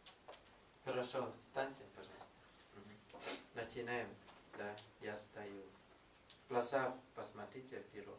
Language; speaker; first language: Russian; non-native, fluent; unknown